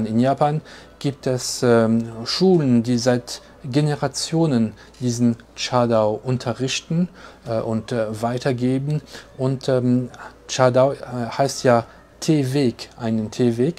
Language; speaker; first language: German; non-native, fluent; French